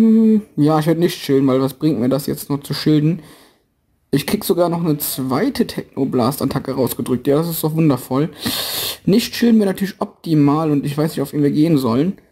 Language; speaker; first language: German; native; German